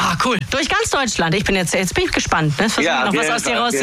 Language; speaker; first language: German; native; German